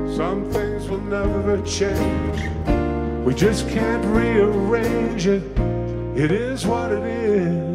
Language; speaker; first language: English; native; English